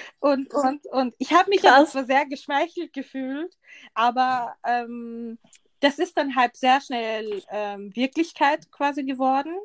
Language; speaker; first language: German; early bilingual, other home language; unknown